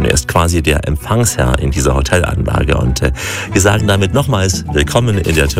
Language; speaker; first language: German; native; German